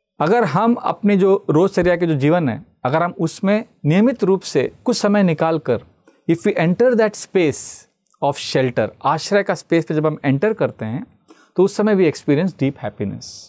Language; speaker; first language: Hindi; non-native, local second language; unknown